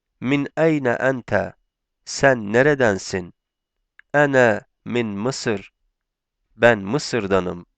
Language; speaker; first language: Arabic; non-native, fluent; Turkish